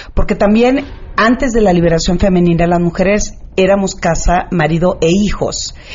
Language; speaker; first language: Spanish; native; Spanish